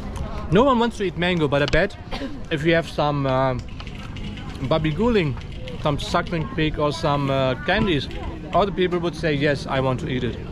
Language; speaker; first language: English; non-native, fluent; German